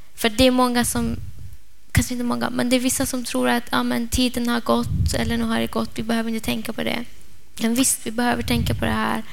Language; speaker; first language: Swedish; non-native, fluent; Persian